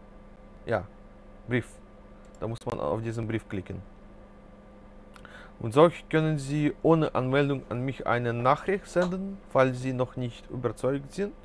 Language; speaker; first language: German; non-native, fluent; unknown